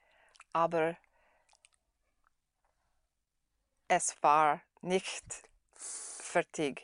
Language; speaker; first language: German; non-native, learner; English